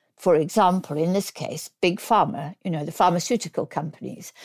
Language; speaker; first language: English; native; English